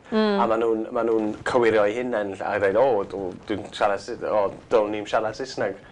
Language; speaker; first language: Welsh; non-native, local second language; English